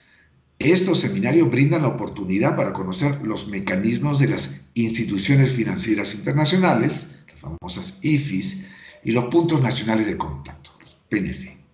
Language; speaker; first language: Spanish; native; Spanish